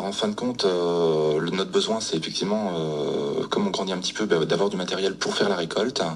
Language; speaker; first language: French; native; French